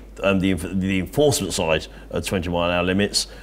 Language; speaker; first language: English; native; English